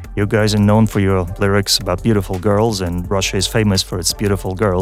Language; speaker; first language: English; non-native, fluent; Russian